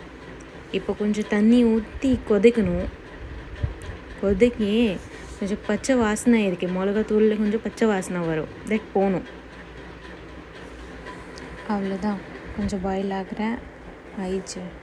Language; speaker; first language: Tamil; non-native, learner; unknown